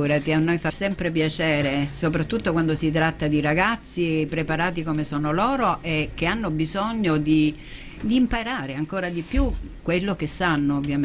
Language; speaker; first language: Italian; native; Italian